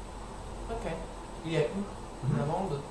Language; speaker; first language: French; non-native, learner; English